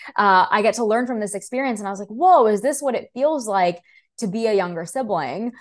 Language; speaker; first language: English; early bilingual, other home language; Russian